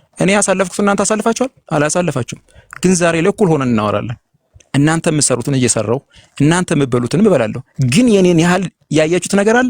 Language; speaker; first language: Amharic; native; Amharic